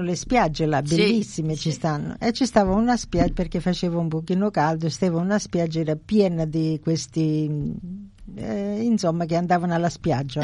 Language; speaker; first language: Italian; early bilingual, heritage; Italian